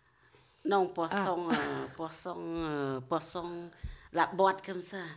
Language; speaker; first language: French; non-native, learner; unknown